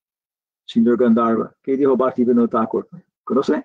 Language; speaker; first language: Spanish; non-native, learner; English